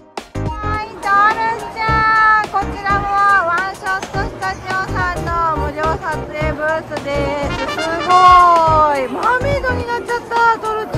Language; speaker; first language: Japanese; native; Japanese